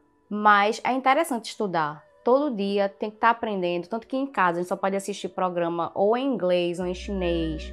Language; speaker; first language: Portuguese; early bilingual, other home language; Chinese